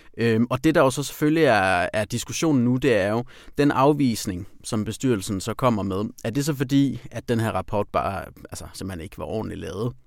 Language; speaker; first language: Danish; native; Danish